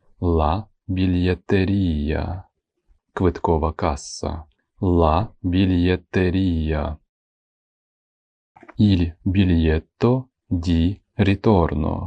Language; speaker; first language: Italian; non-native, fluent; Ukrainian